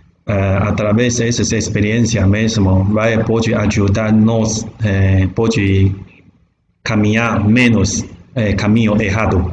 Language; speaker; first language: Portuguese; non-native, learner; Chinese